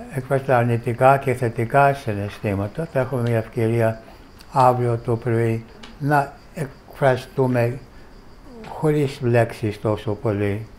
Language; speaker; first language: Greek; non-native, fluent; English